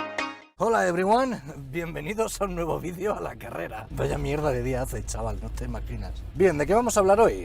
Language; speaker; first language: Spanish; native; Spanish